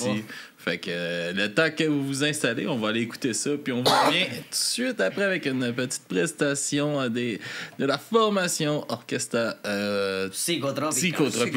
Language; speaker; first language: French; native; French